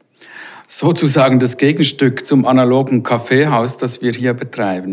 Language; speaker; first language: German; native; German